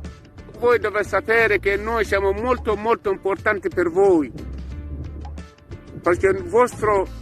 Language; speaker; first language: Italian; non-native, learner; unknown